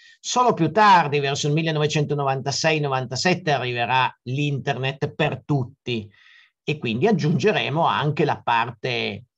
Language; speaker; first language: Italian; native; Italian